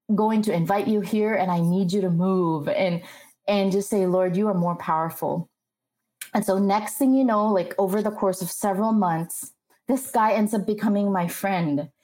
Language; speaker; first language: English; non-native, local second language; Filipino